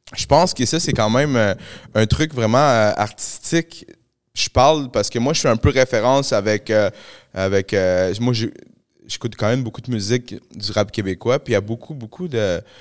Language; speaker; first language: French; early bilingual, other home language; Spanish